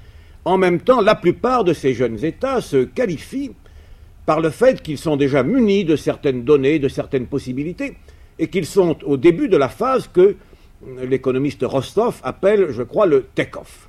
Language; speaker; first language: French; native; French